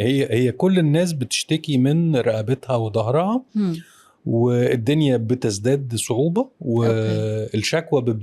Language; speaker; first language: Arabic; native; Arabic